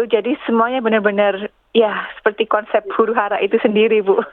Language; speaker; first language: Indonesian; native; Indonesian